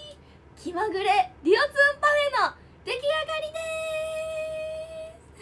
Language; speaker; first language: Japanese; native; Japanese